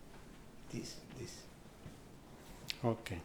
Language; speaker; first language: English; non-native, fluent; Spanish